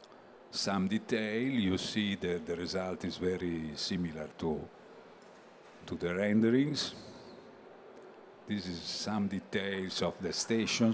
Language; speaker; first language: English; non-native, learner; Italian